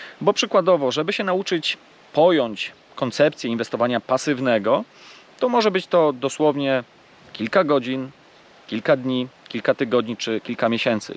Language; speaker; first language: Polish; native; Polish